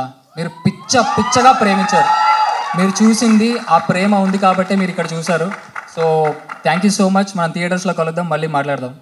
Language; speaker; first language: Telugu; native; Telugu